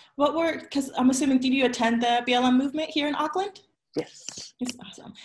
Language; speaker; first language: English; native; English